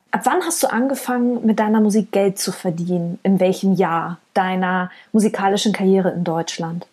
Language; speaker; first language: German; native; German